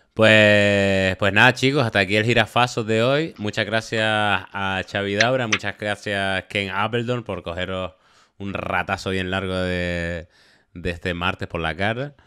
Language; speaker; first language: Spanish; native; Spanish